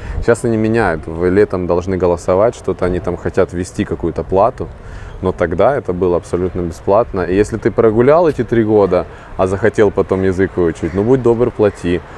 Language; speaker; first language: Russian; native; Russian